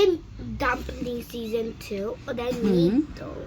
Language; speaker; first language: Swedish; early bilingual, other home language; Bangla